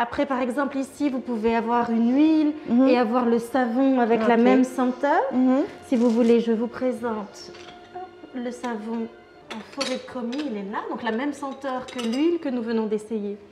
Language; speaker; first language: French; native; French